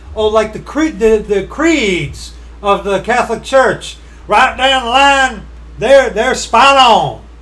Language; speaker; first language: English; native; English